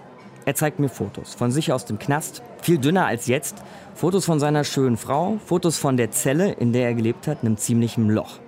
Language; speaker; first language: German; native; German